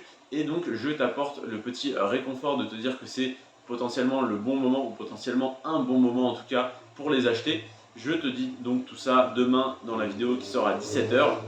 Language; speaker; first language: French; native; French